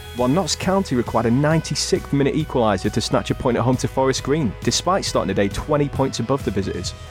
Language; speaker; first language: English; native; English